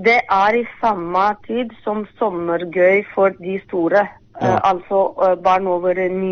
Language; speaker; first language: Norwegian; non-native, fluent; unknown